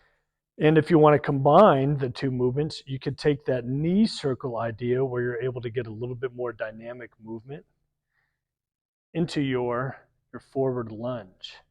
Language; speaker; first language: English; native; English